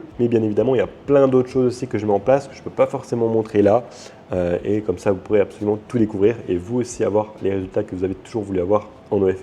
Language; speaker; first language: French; native; French